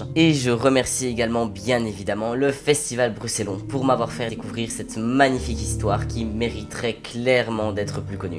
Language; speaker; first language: French; native; French